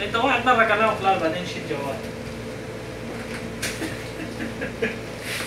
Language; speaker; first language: Arabic; non-native, learner; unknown